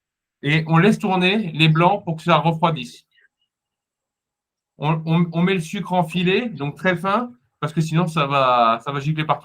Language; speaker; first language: French; native; French